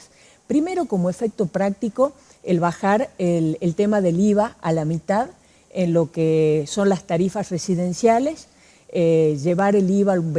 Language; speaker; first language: Spanish; native; Spanish